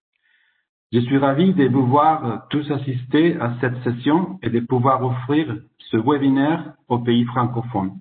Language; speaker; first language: French; non-native, fluent; Italian